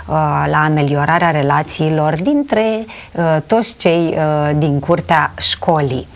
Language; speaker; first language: Romanian; native; Romanian